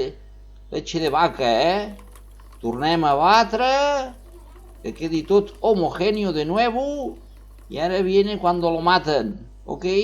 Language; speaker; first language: Catalan; non-native, local second language; Spanish